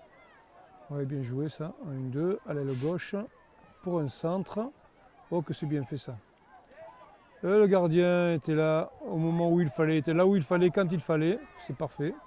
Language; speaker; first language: French; native; French